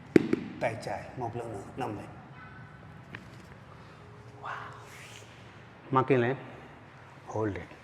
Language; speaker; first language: Vietnamese; non-native, learner; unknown